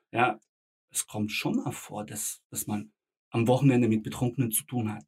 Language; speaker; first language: German; early bilingual, other home language; Bosnian